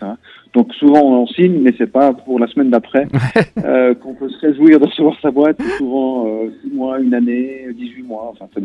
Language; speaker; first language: French; native; French